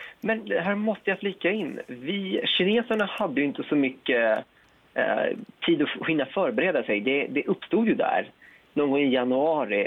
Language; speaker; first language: Swedish; native; Swedish